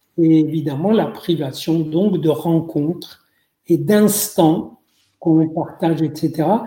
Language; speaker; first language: French; non-native, local second language; Arabic